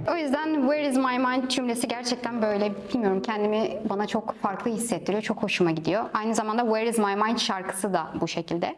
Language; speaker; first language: Turkish; non-native, fluent; Russian